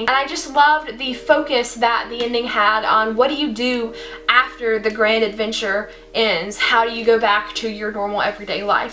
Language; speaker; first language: English; native; English